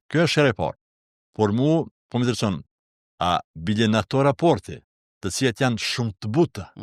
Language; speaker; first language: Albanian; non-native, local second language; Serbian